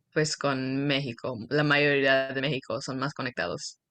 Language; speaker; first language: Spanish; early bilingual, heritage; Spanish